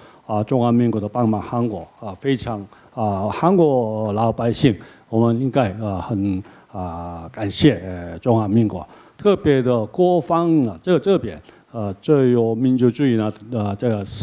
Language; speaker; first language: Chinese; non-native, learner; Korean